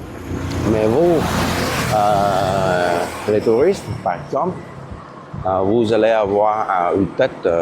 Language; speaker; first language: French; non-native, fluent; Vietnamese